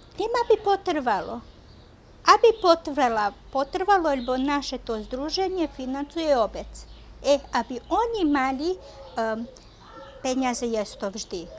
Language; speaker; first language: Slovak; native; Slovak